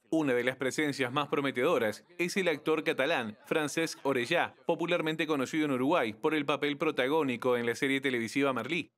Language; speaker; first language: Spanish; native; Spanish